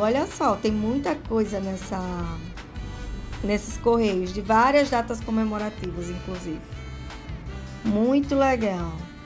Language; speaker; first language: Portuguese; native; Portuguese